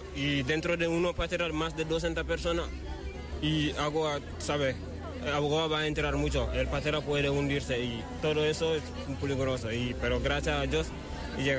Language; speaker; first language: Spanish; non-native, learner; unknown